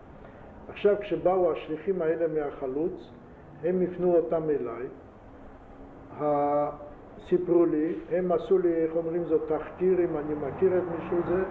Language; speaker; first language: Hebrew; non-native, fluent; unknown